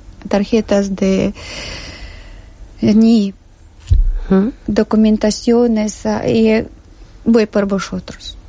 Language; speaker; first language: Spanish; non-native, learner; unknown